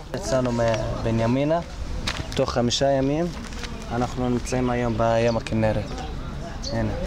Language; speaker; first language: Hebrew; non-native, local second language; Arabic